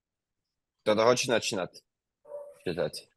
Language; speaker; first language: Russian; non-native, fluent; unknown